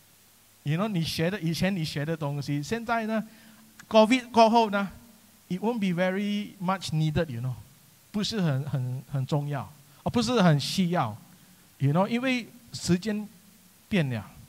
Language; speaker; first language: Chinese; non-native, local second language; English